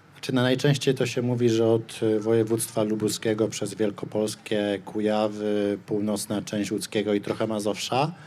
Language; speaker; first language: Polish; native; Polish